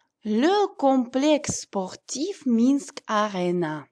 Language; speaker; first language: French; non-native, fluent; Russian